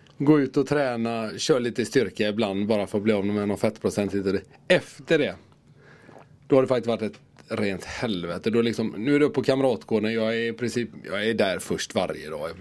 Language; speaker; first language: Swedish; native; Swedish